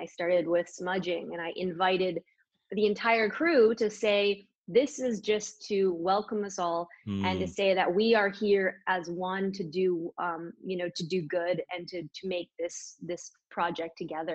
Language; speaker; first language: English; native; English